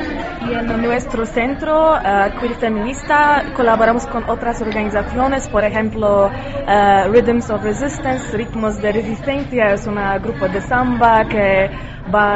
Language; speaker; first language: Spanish; non-native, learner; Polish